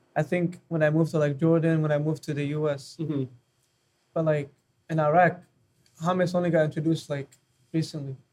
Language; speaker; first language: English; non-native, fluent; Arabic